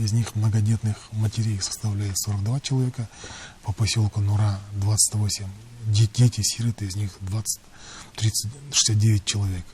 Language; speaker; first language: Russian; non-native, local second language; Kazakh